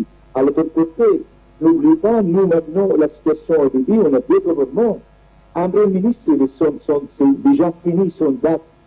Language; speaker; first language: French; non-native, learner; Arabic